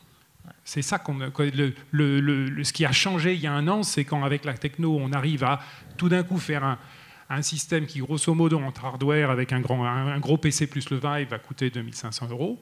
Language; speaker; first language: French; native; French